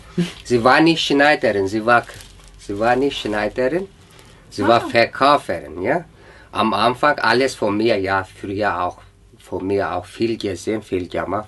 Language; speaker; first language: German; non-native, learner; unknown